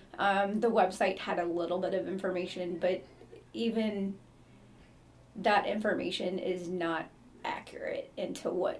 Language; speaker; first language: English; native; English